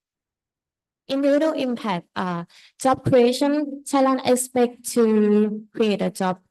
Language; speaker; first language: English; non-native, learner; Thai